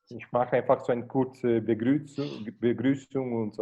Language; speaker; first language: German; non-native, fluent; Portuguese